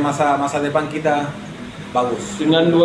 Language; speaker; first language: Indonesian; non-native, fluent; Spanish